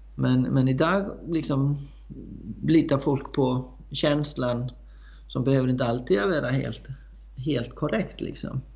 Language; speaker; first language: Swedish; non-native, fluent; Icelandic